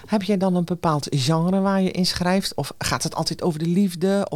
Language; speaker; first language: Dutch; native; Dutch